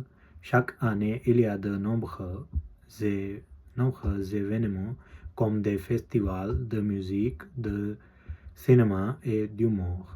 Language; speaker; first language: French; non-native, learner; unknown